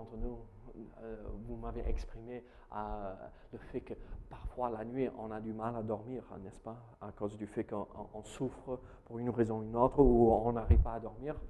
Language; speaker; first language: French; non-native, fluent; English